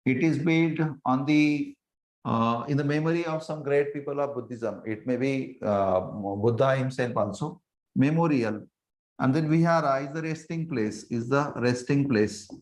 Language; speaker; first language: English; non-native, local second language; Marathi